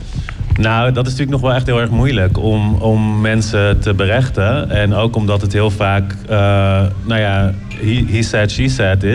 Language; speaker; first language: Dutch; native; Dutch